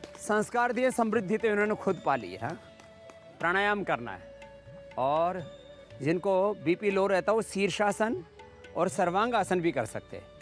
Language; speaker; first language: Hindi; native; Hindi